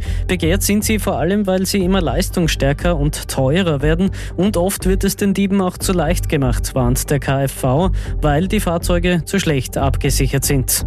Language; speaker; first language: German; native; German